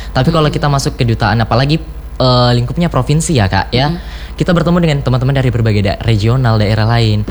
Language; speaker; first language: Indonesian; native; Indonesian